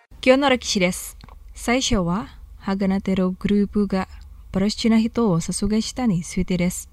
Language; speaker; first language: Japanese; non-native, fluent; Indonesian